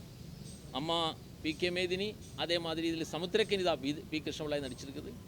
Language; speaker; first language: Tamil; non-native, learner; Malayalam